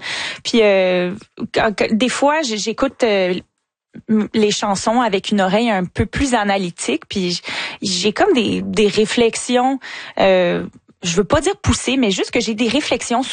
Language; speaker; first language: French; native; French